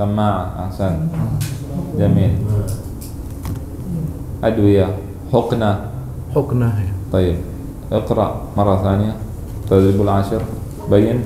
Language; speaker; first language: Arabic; non-native, fluent; Indonesian